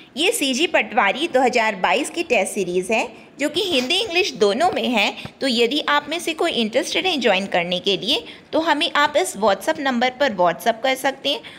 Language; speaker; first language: Hindi; native; Hindi